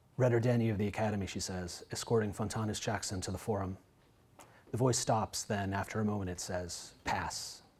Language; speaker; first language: English; native; English